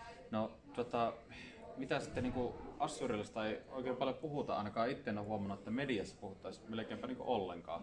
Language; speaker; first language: Finnish; native; Finnish